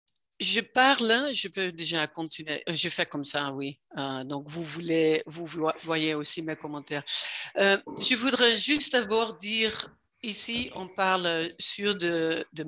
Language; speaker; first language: French; non-native, fluent; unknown